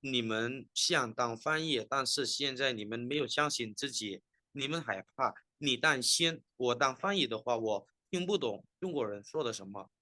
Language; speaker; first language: Chinese; non-native, fluent; Indonesian